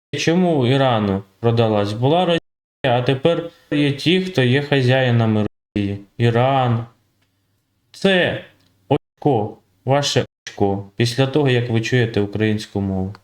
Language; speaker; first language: Ukrainian; native; Ukrainian